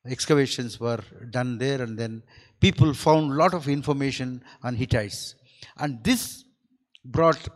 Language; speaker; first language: English; non-native, local second language; Kannada